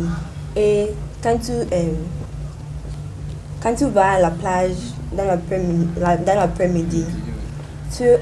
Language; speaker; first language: French; non-native, learner; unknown